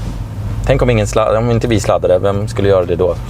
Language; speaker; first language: Swedish; native; Swedish